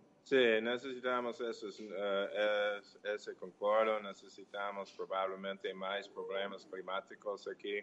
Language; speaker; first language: Portuguese; non-native, learner; English